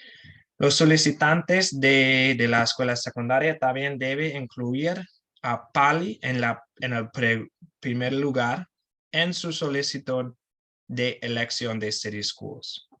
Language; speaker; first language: Spanish; non-native, learner; English